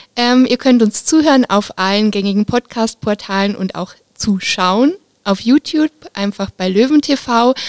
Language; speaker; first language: German; native; German